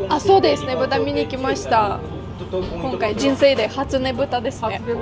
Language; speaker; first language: Japanese; non-native, fluent; Russian